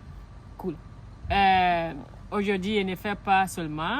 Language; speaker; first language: French; non-native, learner; Akan